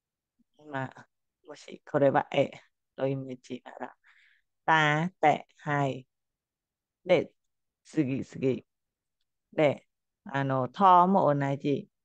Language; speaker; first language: Japanese; non-native, fluent; Khmer